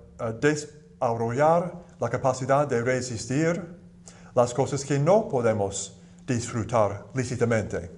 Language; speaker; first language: Spanish; non-native, fluent; English